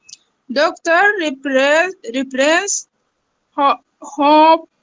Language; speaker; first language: English; non-native, learner; Arabic